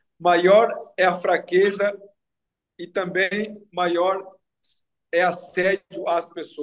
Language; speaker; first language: Portuguese; non-native, local second language; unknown